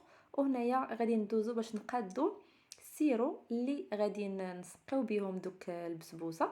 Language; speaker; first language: Arabic; native; Arabic